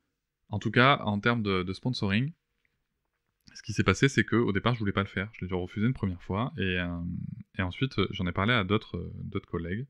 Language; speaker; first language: French; native; French